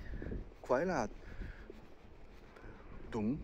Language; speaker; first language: Vietnamese; non-native, learner; Japanese